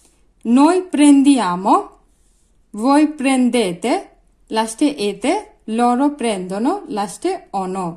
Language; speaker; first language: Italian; non-native, fluent; Bangla